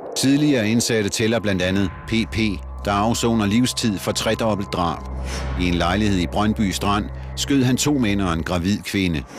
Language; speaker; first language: Danish; native; Danish